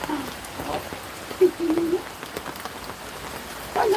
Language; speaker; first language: Indonesian; non-native, local second language; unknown